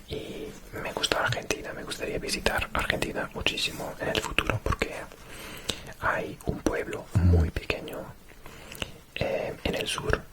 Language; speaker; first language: Spanish; non-native, fluent; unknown